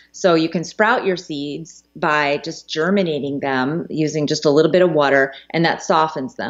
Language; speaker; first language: English; native; English